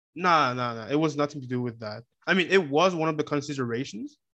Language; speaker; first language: English; non-native, fluent; Korean